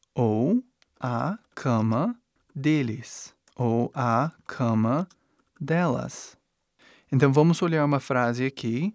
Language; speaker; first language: Portuguese; non-native, fluent; English